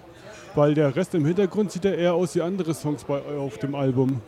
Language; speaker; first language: German; native; German